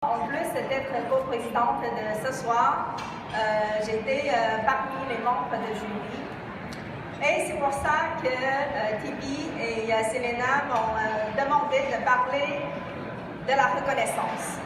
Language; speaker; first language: French; non-native, fluent; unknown